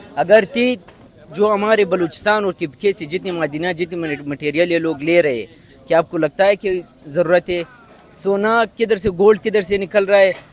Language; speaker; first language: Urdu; non-native, local second language; Pashto